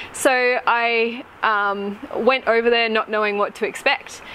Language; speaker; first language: English; native; English